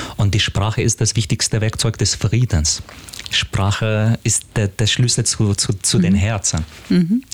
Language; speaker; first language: German; non-native, fluent; Arabic